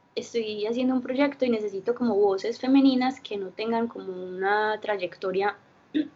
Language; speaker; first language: Spanish; early bilingual, heritage; Spanish